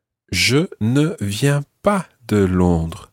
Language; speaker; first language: French; non-native, fluent; English